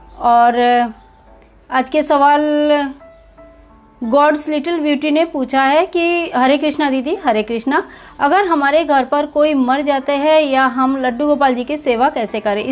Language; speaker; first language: Hindi; non-native, local second language; Bangla